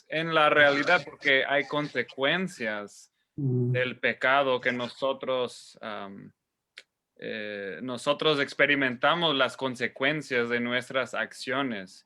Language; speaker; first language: Spanish; non-native, fluent; English